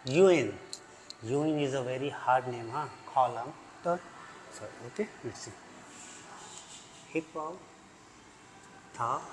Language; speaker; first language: English; non-native, learner; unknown